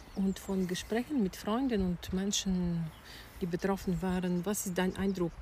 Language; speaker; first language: German; non-native, fluent; Bulgarian